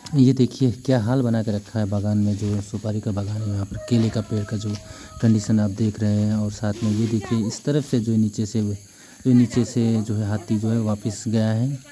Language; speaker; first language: Hindi; non-native, local second language; Nepali